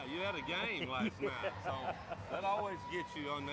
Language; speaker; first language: English; native; English